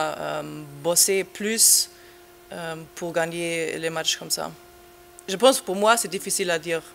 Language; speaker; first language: French; non-native, fluent; German